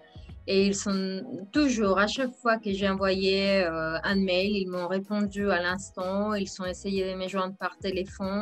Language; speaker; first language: French; non-native, fluent; Spanish